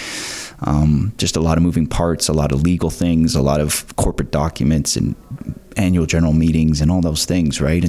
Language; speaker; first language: English; native; English